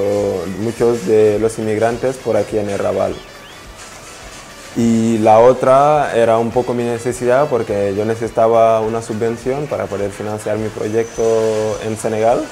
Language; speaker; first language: Spanish; non-native, fluent; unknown